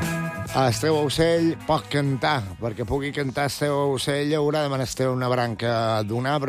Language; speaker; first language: Catalan; native; Catalan